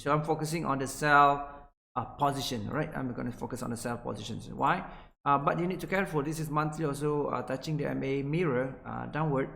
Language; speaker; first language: English; non-native, local second language; Malay